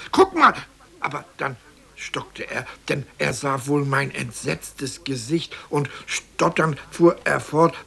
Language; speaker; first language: German; native; German